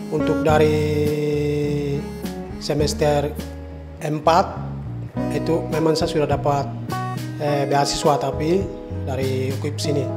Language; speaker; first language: Indonesian; non-native, local second language; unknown